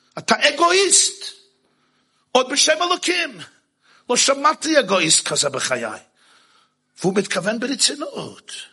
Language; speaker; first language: Hebrew; non-native, fluent; English